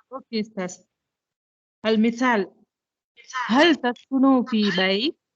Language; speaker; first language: Arabic; non-native, learner; Tamil